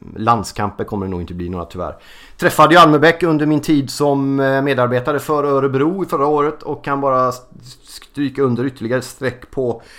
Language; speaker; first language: Swedish; native; Swedish